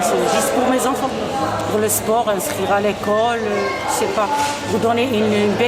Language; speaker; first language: French; non-native, local second language; Arabic